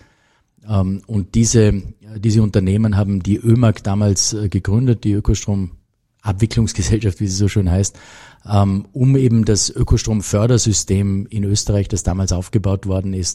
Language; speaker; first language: German; native; German